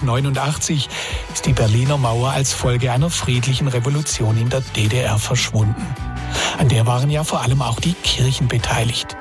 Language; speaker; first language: German; native; German